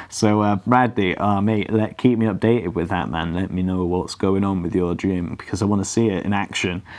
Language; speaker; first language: English; native; English